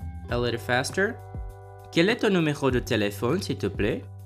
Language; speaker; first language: French; non-native, fluent; Portuguese